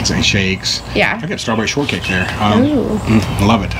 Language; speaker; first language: English; native; English